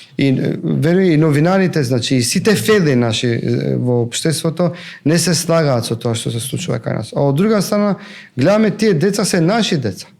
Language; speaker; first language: Macedonian; non-native, local second language; Albanian